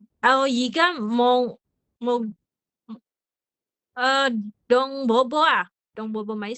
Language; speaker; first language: Cantonese; non-native, learner; Indonesian